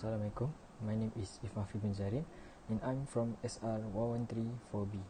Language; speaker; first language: English; non-native, learner; Malay